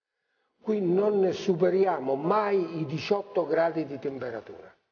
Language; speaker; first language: Italian; native; Italian